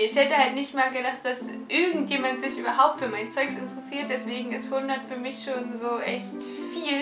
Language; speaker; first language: German; native; German